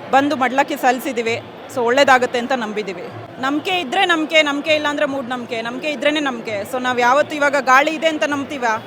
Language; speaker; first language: Kannada; native; Kannada